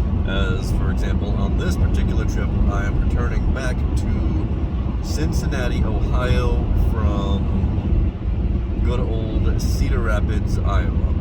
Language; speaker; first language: English; native; English